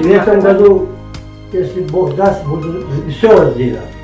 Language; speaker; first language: Russian; non-native, learner; Tajik